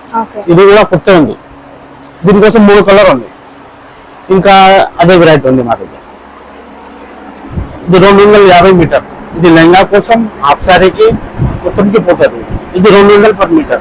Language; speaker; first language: Telugu; non-native, local second language; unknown